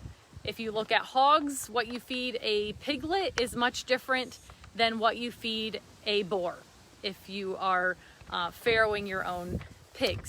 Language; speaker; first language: English; native; English